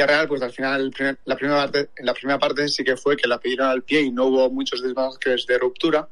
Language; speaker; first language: Spanish; native; Spanish